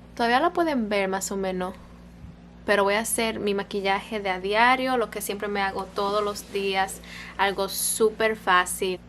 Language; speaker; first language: Spanish; early bilingual, other home language; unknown